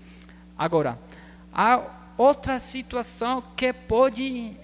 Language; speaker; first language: Portuguese; non-native, learner; Spanish